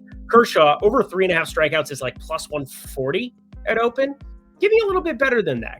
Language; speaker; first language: English; native; English